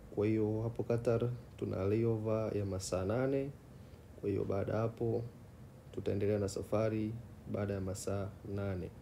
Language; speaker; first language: Swahili; native; Swahili